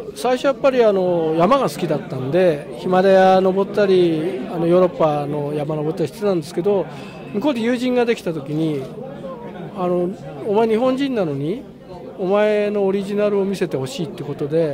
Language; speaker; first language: Japanese; native; Japanese